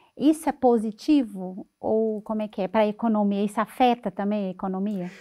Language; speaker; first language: Portuguese; native; Portuguese